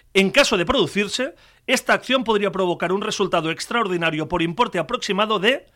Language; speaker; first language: Spanish; non-native, local second language; Catalan